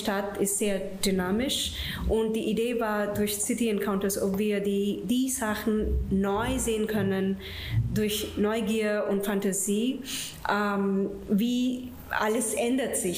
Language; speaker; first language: German; non-native, fluent; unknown